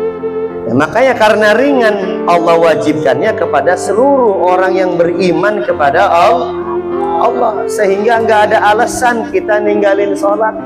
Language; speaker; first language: Indonesian; native; Indonesian